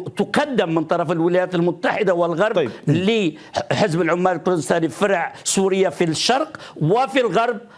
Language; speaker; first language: Arabic; non-native, fluent; Turkish